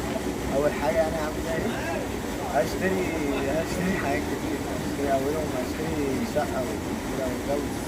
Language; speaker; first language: Arabic; native; Arabic